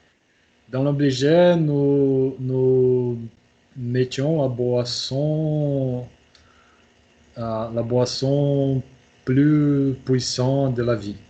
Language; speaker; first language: French; non-native, learner; Portuguese